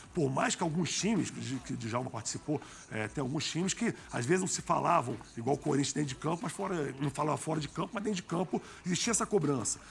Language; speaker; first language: Portuguese; native; Portuguese